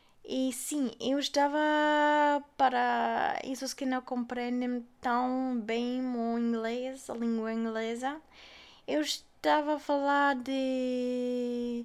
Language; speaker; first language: Portuguese; non-native, fluent; German